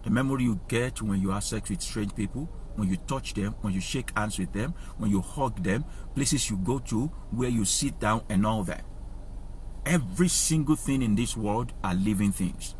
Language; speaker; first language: English; non-native, local second language; Yoruba